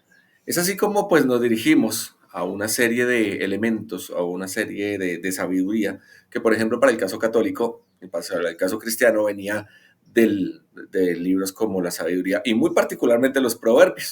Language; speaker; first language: Spanish; native; Spanish